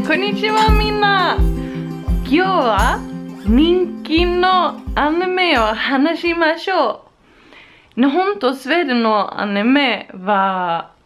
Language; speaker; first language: Japanese; non-native, learner; Swedish